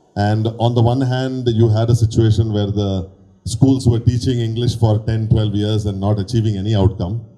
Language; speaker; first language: English; non-native, local second language; Tamil